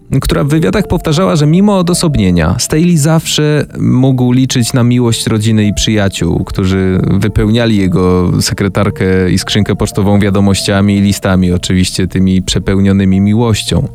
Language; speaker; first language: Polish; native; Polish